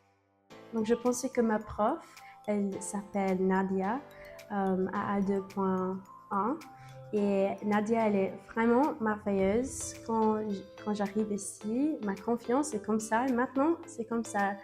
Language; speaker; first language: French; non-native, learner; English